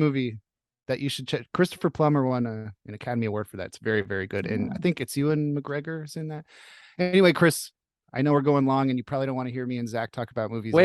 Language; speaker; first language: English; native; English